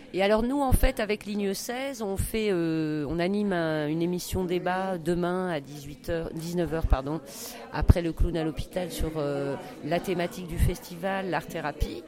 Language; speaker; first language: French; native; French